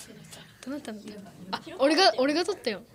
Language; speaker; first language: Japanese; native; Japanese